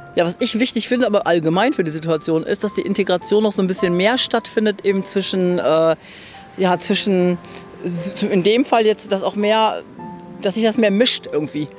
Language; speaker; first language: German; native; German